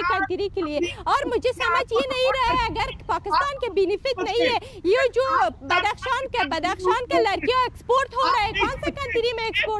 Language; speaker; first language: Hindi; non-native, learner; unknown